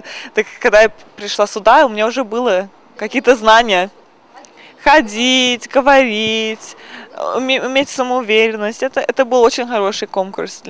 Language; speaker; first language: Russian; early bilingual, other home language; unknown